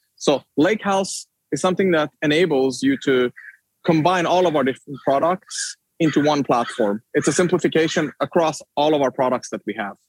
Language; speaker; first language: English; non-native, fluent; Swedish